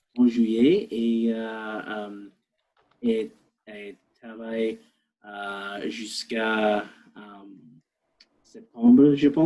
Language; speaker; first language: French; non-native, learner; English